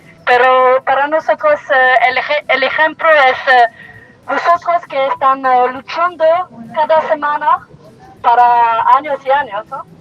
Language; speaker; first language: Spanish; non-native, learner; French